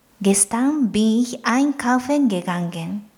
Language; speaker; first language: German; non-native, fluent; Japanese